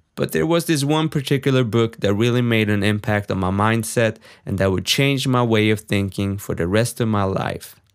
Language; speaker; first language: English; non-native, fluent; Swedish